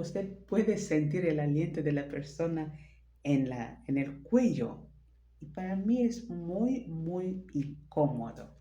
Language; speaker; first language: Spanish; non-native, fluent; French